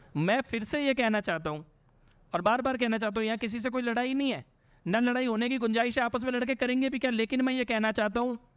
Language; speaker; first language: Hindi; native; Hindi